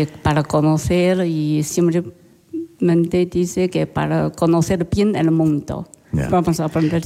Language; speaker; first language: Spanish; non-native, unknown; Chinese